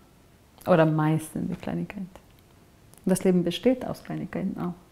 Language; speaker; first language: German; non-native, fluent; Serbian